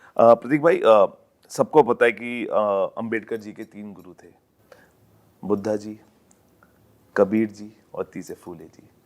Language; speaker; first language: Hindi; native; Hindi